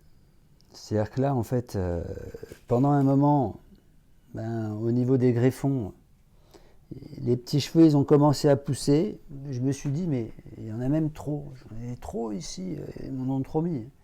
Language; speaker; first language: French; native; French